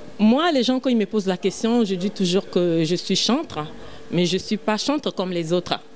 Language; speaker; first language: French; non-native, local second language; Lingala